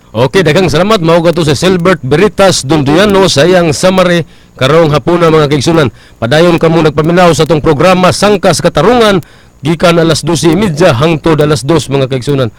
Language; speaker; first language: Cebuano; native; Cebuano